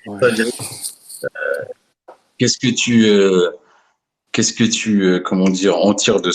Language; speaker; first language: French; native; French